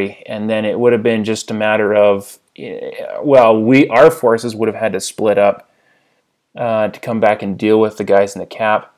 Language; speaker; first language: English; native; English